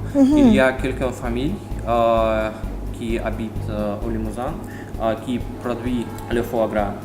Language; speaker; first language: French; non-native, fluent; Russian